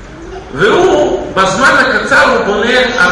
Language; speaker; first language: Hebrew; non-native, fluent; Russian